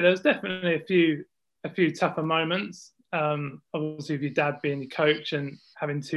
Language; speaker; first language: English; native; English